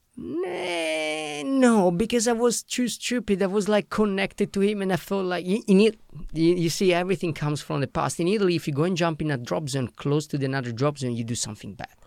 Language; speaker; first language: English; non-native, fluent; Italian